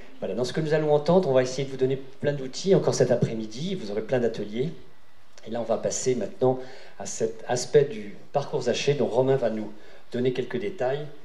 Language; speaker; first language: French; native; French